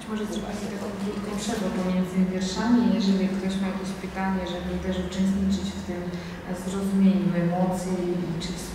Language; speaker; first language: Polish; non-native, fluent; Georgian